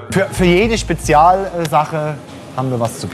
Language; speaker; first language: German; native; German